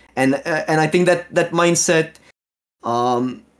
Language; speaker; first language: English; non-native, fluent; Slovenian